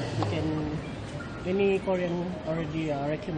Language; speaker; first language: English; non-native, learner; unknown